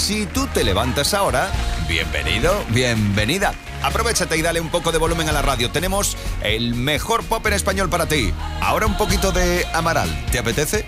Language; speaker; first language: Spanish; native; Spanish